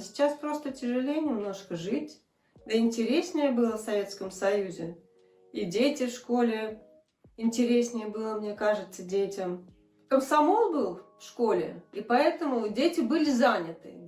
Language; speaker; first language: Russian; native; Russian